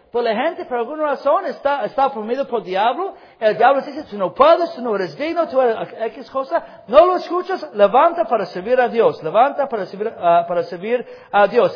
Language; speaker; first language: Spanish; non-native, fluent; English